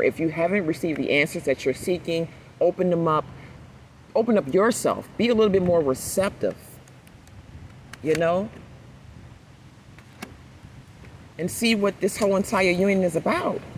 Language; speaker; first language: English; native; English